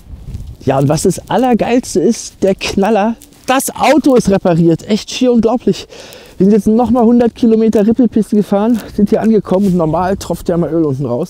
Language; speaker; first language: German; native; German